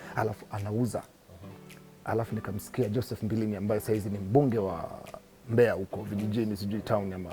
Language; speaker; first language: Swahili; native; Swahili